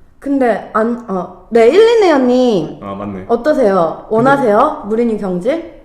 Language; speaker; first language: Korean; native; Korean